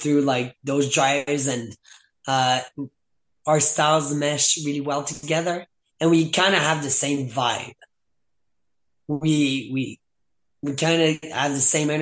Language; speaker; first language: English; non-native, fluent; French